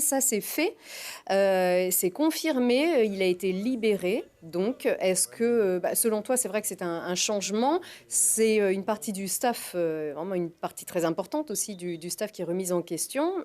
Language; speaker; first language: French; native; French